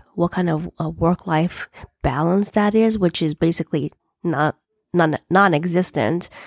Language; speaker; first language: English; native; English